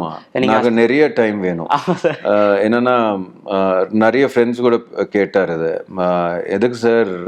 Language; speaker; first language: Tamil; non-native, learner; Telugu